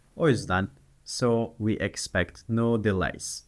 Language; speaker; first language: English; non-native, fluent; Turkish